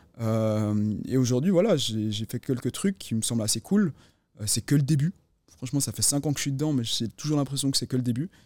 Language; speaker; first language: French; native; French